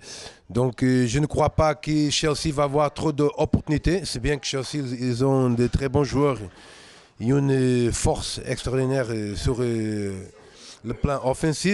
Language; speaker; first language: French; non-native, fluent; Portuguese